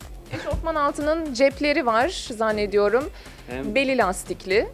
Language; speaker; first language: Turkish; native; Turkish